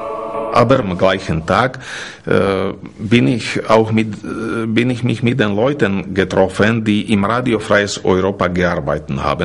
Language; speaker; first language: German; non-native, fluent; Romanian